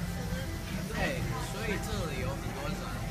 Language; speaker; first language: Chinese; non-native, learner; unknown